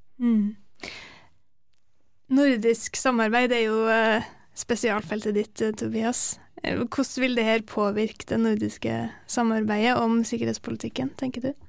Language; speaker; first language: Norwegian; native; Norwegian